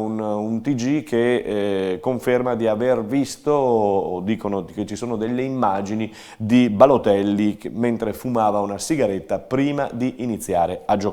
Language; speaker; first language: Italian; native; Italian